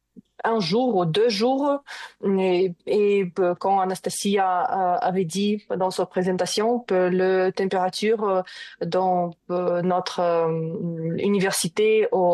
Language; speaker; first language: French; non-native, learner; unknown